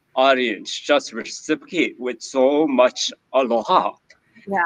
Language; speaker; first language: English; native; English